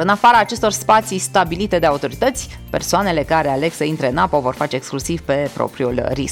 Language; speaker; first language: Romanian; native; Romanian